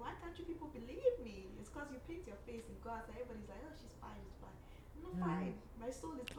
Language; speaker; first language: English; non-native, local second language; Yoruba